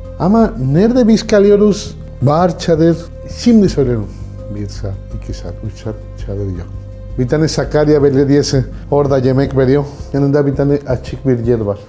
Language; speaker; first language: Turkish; non-native, learner; Spanish